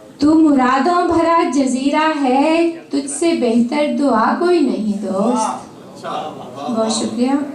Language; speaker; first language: Urdu; native; Urdu